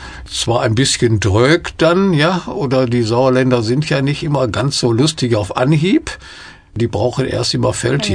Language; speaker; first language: German; native; German